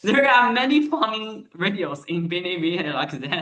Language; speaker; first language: English; non-native, learner; Chinese